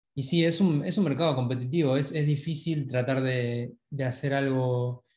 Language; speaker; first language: Spanish; native; Spanish